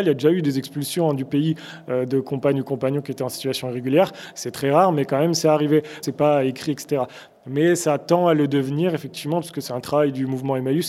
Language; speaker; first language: French; native; French